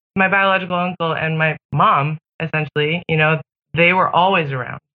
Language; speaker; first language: English; native; English